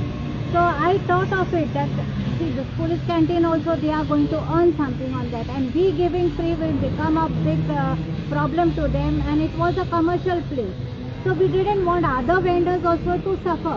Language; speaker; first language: English; non-native, local second language; Hindi